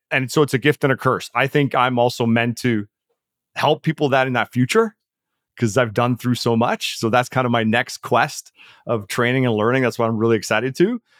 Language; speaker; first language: English; early bilingual, other home language; Czech